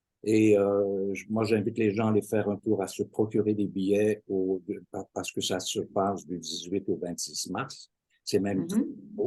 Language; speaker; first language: French; native; French